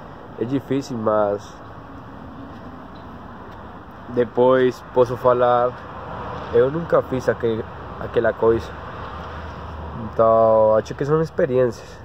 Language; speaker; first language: Portuguese; non-native, learner; Spanish